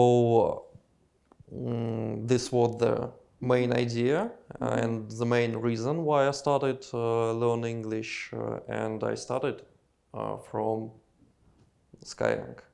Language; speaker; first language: English; non-native, learner; Russian